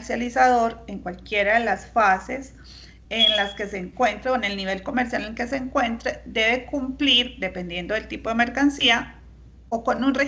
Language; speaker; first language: Spanish; native; Spanish